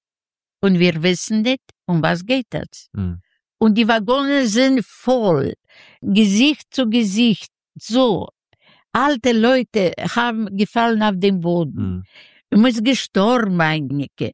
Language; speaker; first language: German; non-native, learner; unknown